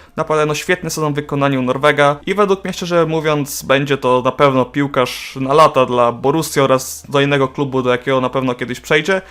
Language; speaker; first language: Polish; native; Polish